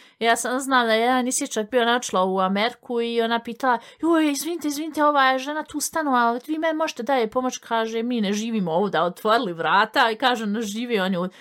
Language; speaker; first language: Bosnian; early bilingual, heritage; Bosnian